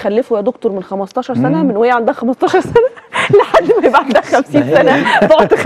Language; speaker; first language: Arabic; native; Arabic